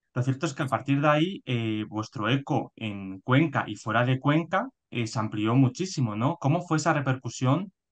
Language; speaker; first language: Spanish; native; Spanish